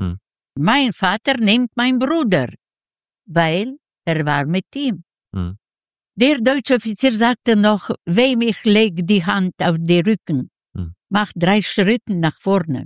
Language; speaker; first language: German; non-native, learner; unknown